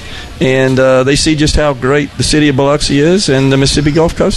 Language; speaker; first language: English; native; English